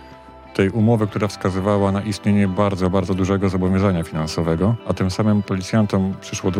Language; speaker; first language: Polish; native; Polish